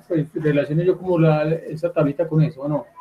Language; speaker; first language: Spanish; native; Spanish